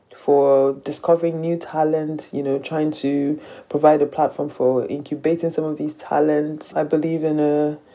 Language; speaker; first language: English; non-native, local second language; Yoruba